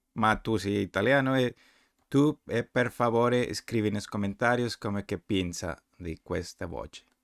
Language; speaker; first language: Italian; non-native, learner; Spanish